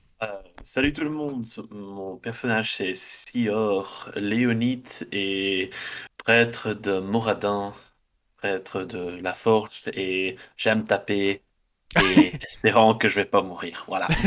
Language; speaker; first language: French; non-native, fluent; Dutch